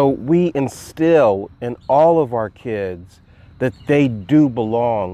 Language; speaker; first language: English; native; English